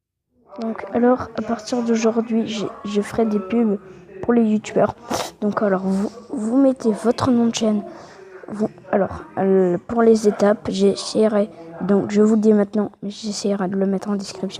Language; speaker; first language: French; native; French